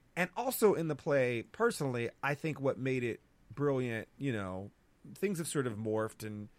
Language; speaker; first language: English; native; English